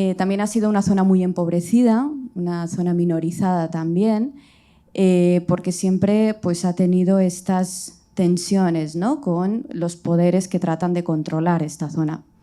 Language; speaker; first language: Spanish; early bilingual, other home language; Riffian